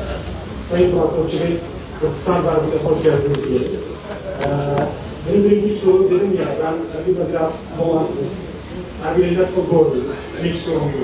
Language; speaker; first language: Turkish; non-native, fluent; Kurdish